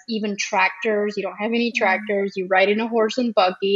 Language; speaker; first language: English; early bilingual, other home language; Pennsylvania German